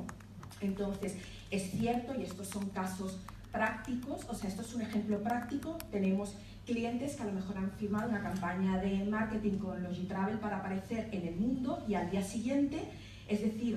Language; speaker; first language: Spanish; native; Spanish